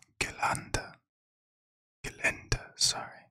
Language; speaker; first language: German; non-native, learner; English